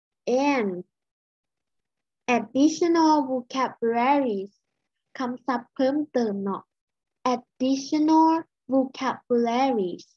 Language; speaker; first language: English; non-native, fluent; Lao